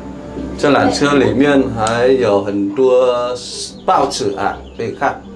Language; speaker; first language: Chinese; non-native, learner; Vietnamese